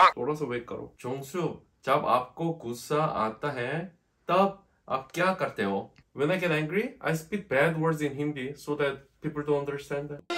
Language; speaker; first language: Hindi; non-native, learner; Korean